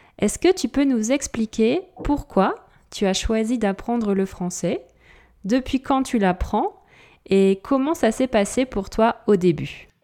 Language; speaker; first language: French; native; French